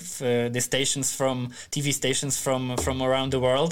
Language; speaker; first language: English; non-native, fluent; Polish